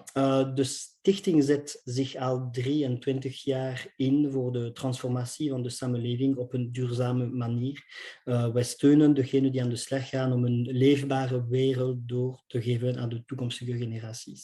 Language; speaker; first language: Dutch; non-native, local second language; French